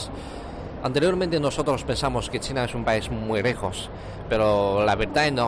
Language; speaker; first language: Spanish; non-native, fluent; Chinese